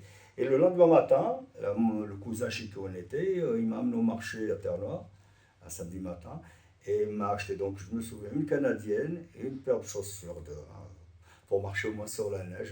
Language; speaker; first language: French; non-native, local second language; Kabyle